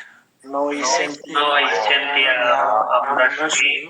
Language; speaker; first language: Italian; non-native, learner; Bangla